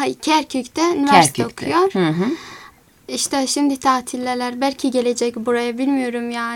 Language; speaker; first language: Turkish; early bilingual, other home language; Azerbaijani